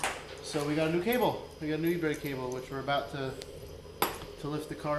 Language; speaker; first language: English; native; English